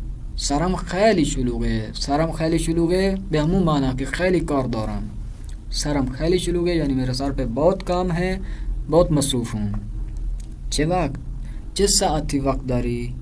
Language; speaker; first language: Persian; non-native, fluent; Urdu